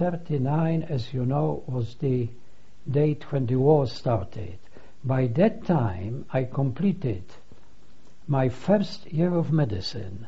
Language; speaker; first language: English; non-native, fluent; Polish